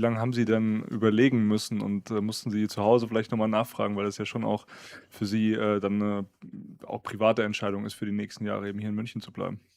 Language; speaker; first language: German; native; German